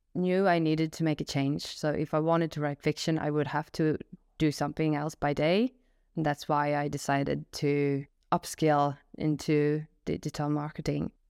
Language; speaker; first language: English; non-native, fluent; Swedish